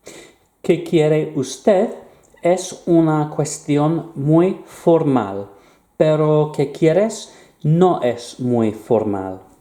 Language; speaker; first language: Spanish; non-native, fluent; English